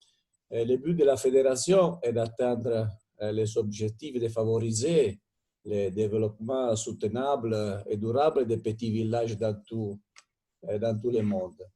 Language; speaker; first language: French; non-native, fluent; Italian